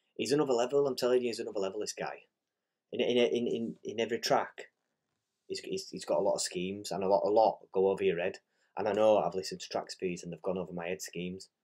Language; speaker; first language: English; native; English